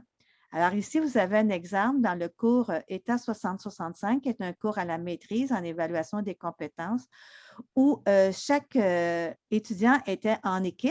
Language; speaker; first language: French; native; French